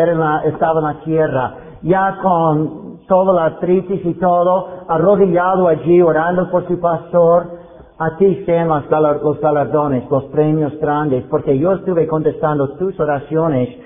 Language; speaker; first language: Spanish; non-native, fluent; English